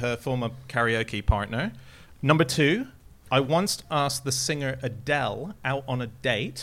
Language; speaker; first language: English; native; English